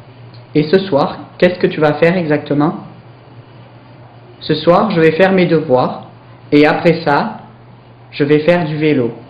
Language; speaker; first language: French; non-native, learner; English